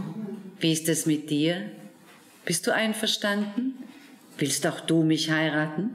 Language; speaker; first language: German; native; German